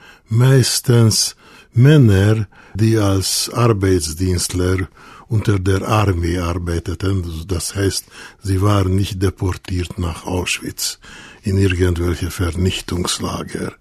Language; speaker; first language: German; non-native, fluent; Hungarian